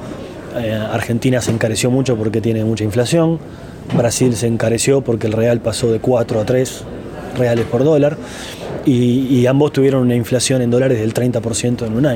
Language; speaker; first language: Spanish; native; Spanish